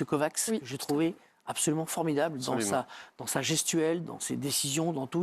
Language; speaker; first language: French; native; French